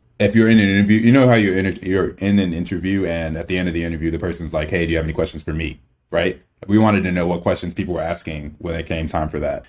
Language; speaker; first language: English; early bilingual, other home language; Igbo